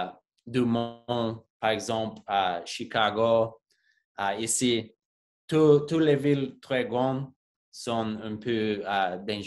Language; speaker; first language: French; non-native, learner; English